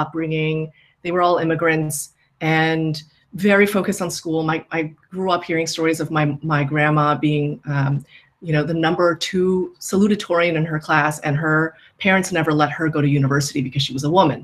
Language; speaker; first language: English; native; English